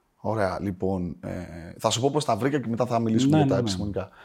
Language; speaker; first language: Greek; native; Greek